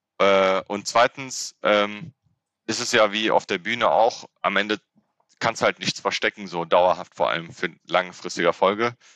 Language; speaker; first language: German; native; German